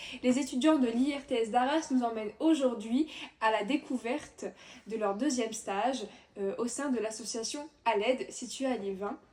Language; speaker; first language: French; native; French